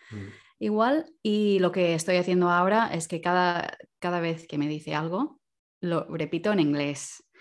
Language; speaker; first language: Spanish; non-native, fluent; English